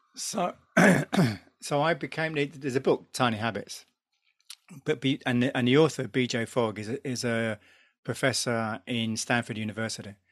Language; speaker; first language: English; native; English